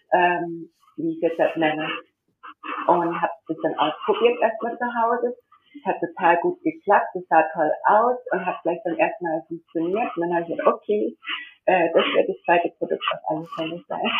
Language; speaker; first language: German; early bilingual, heritage; German